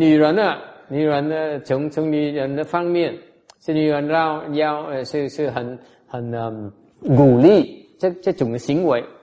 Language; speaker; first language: Chinese; non-native, fluent; Vietnamese